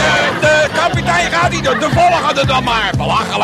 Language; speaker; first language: Dutch; native; Dutch